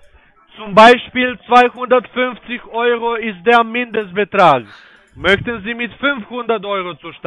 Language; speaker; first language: German; non-native, learner; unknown